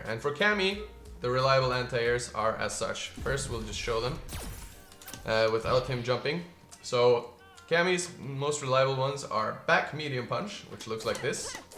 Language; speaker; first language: English; non-native, fluent; Norwegian